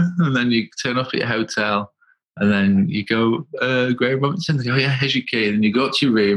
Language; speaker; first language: English; native; English